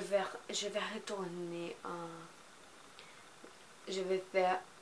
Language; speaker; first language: French; non-native, learner; Portuguese